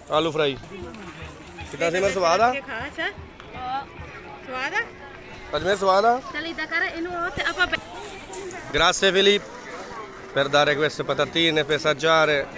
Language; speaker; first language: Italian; non-native, learner; Punjabi